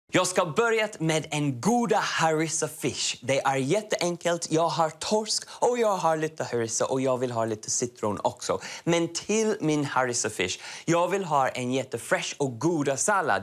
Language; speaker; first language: Swedish; non-native, learner; English